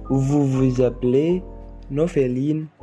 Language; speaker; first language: French; non-native, learner; Indonesian